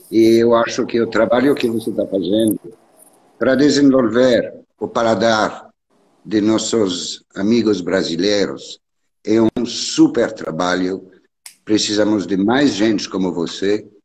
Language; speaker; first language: Portuguese; non-native, learner; French